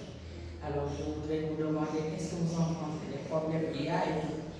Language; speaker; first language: French; non-native, local second language; Wolof